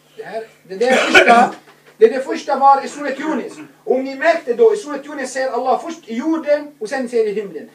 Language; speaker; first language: Swedish; non-native, fluent; Arabic